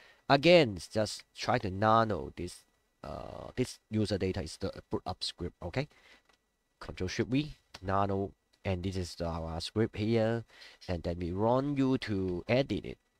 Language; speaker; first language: English; non-native, local second language; Cantonese